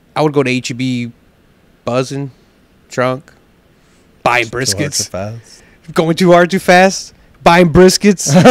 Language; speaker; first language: English; native; English